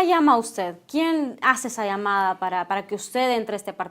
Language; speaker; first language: Spanish; native; Spanish